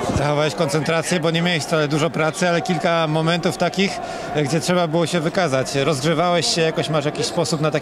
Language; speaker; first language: Polish; native; Polish